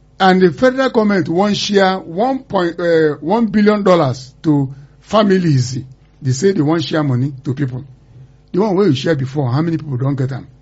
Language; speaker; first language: Nigerian Pidgin; non-native, local second language; Yoruba